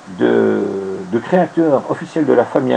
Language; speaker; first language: French; native; French